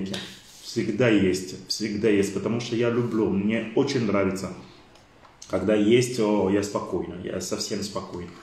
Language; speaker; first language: Russian; non-native, learner; French